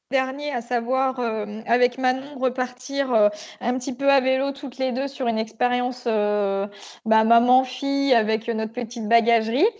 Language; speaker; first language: French; native; French